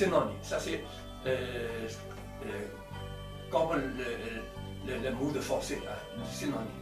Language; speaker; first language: French; non-native, learner; Chinese